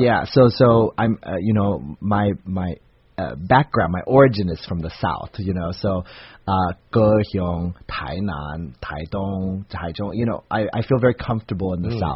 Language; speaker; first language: English; native; English